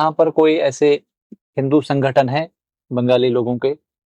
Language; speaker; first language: Hindi; native; Hindi